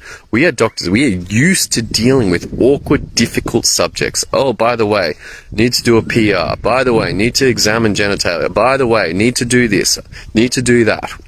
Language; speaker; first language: English; native; English